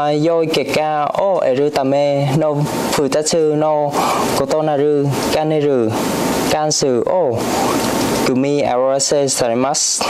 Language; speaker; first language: Japanese; non-native, learner; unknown